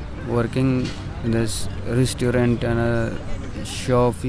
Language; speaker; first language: English; non-native, learner; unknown